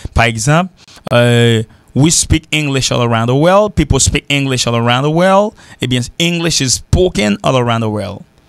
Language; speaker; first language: English; non-native, fluent; Haitian Creole